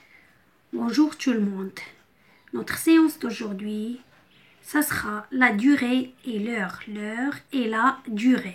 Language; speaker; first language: French; non-native, local second language; Arabic